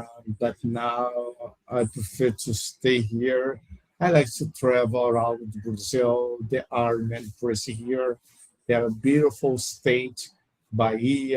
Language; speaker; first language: English; non-native, learner; Portuguese